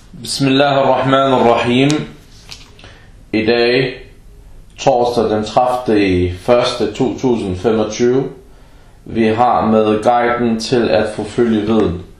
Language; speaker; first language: Danish; early bilingual, other home language; Arabic